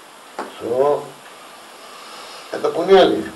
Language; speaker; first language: Russian; non-native, learner; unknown